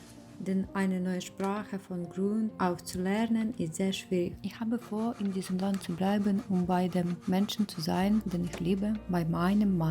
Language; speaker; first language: German; non-native, learner; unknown